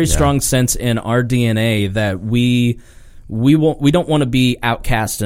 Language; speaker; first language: English; native; English